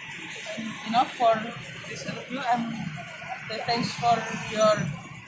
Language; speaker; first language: English; non-native, learner; Indonesian